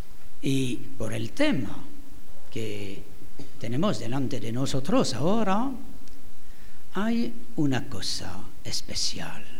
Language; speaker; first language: Spanish; non-native, fluent; French